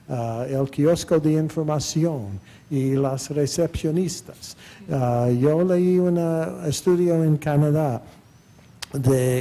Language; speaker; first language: Spanish; non-native, fluent; English